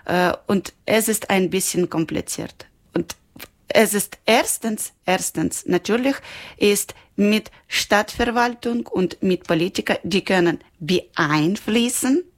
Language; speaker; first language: German; non-native, learner; Ukrainian